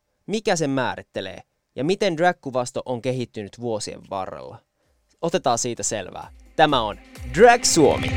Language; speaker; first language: Finnish; native; Finnish